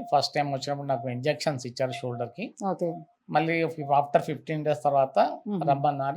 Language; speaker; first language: Telugu; native; Telugu